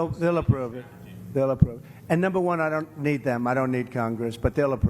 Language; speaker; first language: English; native; English